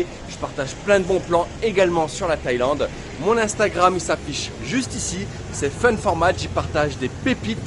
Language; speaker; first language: French; native; French